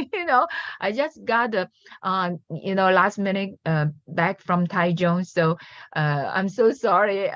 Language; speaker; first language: English; non-native, learner; Chinese